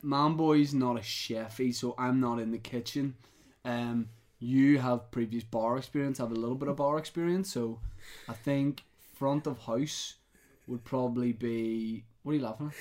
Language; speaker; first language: English; native; English